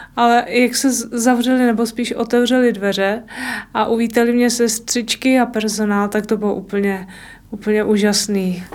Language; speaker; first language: Czech; native; Czech